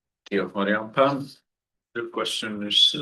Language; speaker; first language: Welsh; non-native, learner; English